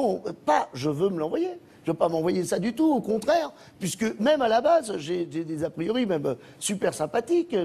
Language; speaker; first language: French; native; French